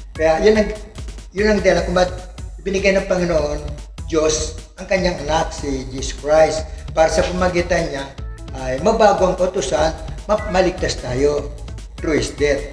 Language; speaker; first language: Filipino; native; Filipino